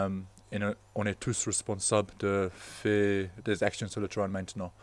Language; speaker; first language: French; non-native, fluent; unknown